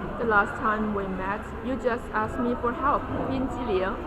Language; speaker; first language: English; non-native, learner; Chinese